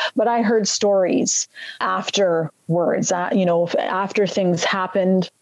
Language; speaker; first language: English; native; English